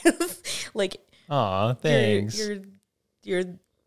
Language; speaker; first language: English; native; English